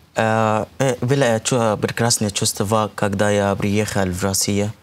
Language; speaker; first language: Russian; non-native, fluent; Arabic